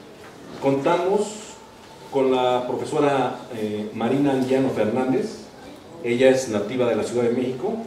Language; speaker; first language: Spanish; native; Spanish